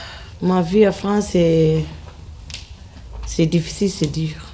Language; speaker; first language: French; non-native, learner; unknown